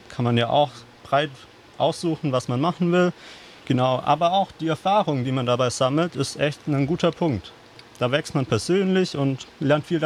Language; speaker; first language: German; native; German